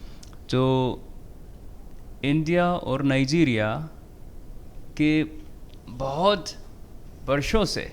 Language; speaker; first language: Hindi; non-native, fluent; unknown